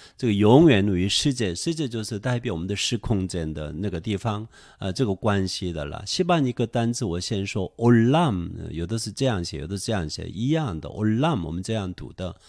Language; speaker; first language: Chinese; non-native, fluent; Korean